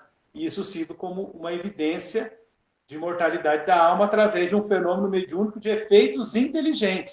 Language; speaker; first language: Portuguese; native; Portuguese